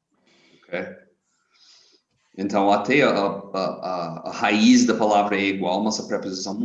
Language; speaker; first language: Portuguese; non-native, fluent; English